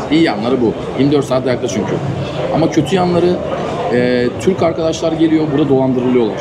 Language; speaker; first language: Turkish; native; Turkish